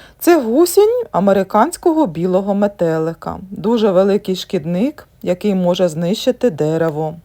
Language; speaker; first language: Ukrainian; native; Ukrainian